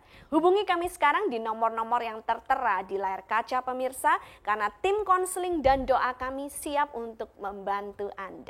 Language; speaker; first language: Indonesian; native; Indonesian